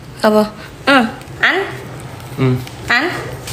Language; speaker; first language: Vietnamese; non-native, learner; Indonesian